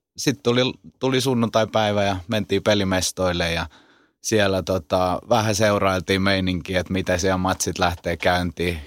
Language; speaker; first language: Finnish; native; Finnish